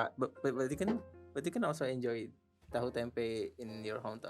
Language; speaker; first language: English; non-native, learner; Indonesian